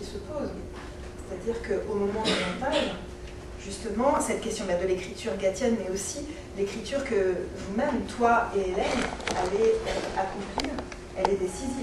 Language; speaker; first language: French; native; French